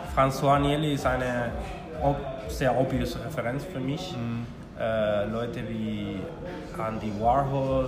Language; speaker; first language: German; non-native, fluent; Spanish